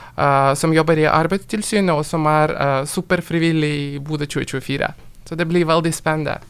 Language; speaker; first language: Norwegian; non-native, fluent; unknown